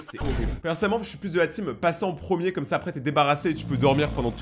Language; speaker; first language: French; native; French